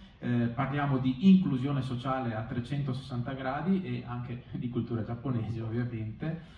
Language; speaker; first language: Italian; native; Italian